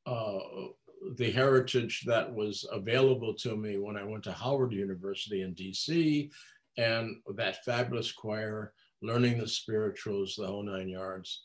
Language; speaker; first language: English; native; English